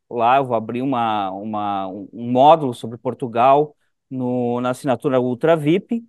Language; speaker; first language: Portuguese; native; Portuguese